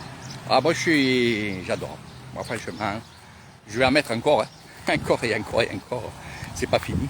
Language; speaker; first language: French; native; French